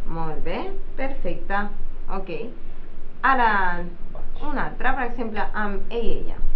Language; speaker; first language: Catalan; native; Catalan